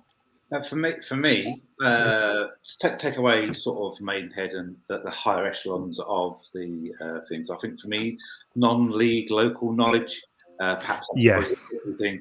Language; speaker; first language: English; native; English